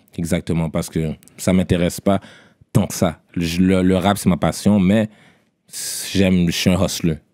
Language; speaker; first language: French; early bilingual, other home language; Haitian Creole